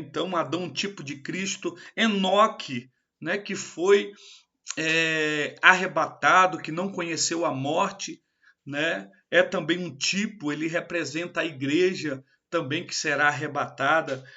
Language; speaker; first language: Portuguese; native; Portuguese